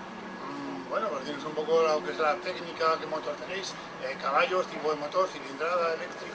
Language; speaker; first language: Spanish; native; Spanish